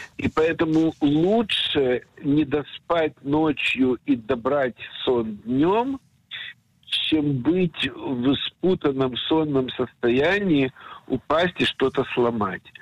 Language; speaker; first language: Russian; native; Russian